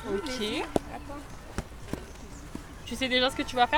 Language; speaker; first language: French; native; French